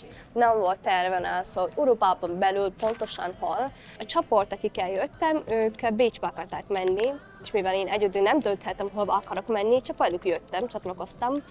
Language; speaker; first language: Hungarian; non-native, fluent; Somali